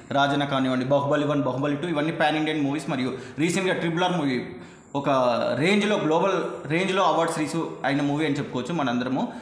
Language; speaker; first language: Telugu; native; Telugu